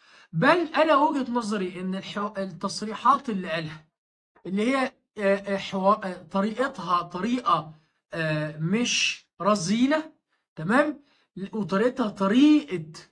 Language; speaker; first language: Arabic; native; Arabic